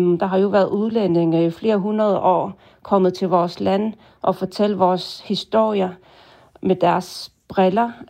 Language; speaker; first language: Danish; non-native, local second language; Kalaallisut